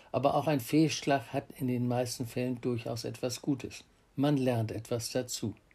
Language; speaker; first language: German; native; German